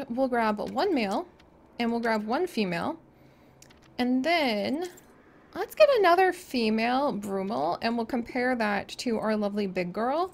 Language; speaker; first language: English; native; English